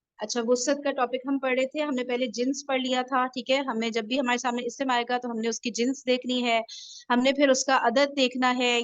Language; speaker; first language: Urdu; native; Urdu